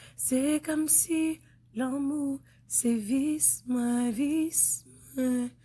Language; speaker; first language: French; non-native, local second language; Haitian Creole